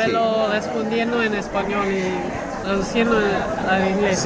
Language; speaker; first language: Spanish; non-native, fluent; Dutch